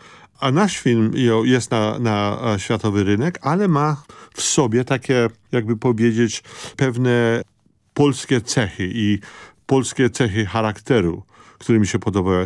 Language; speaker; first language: Polish; early bilingual, heritage; Polish